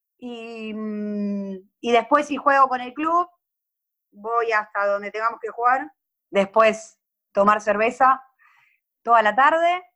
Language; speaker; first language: Spanish; native; Spanish